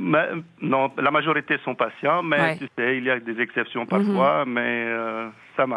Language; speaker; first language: French; non-native, local second language; Arabic